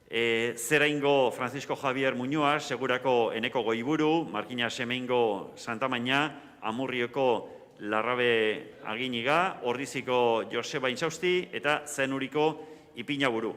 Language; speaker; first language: Basque; native; Basque